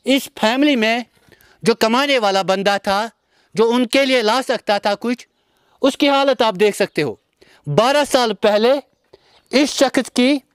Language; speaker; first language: Hindi; non-native, local second language; Kashmiri